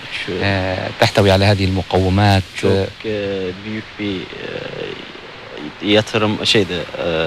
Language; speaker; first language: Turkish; non-native, learner; Arabic